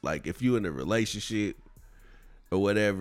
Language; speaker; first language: English; native; English